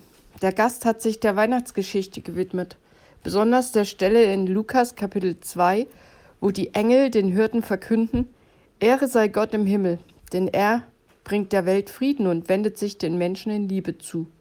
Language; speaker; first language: German; native; German